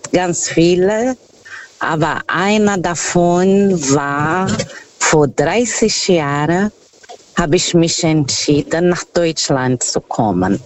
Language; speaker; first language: German; non-native, fluent; Portuguese